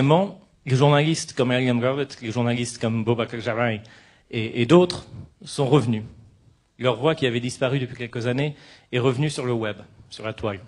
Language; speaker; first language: French; non-native, local second language; Arabic